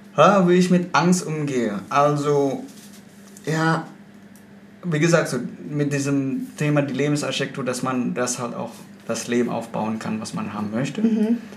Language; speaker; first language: German; non-native, fluent; Indonesian